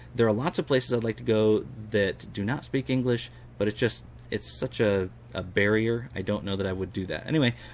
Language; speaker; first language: English; native; English